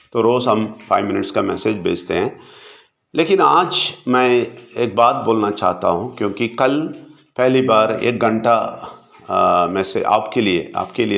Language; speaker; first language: Hindi; non-native, local second language; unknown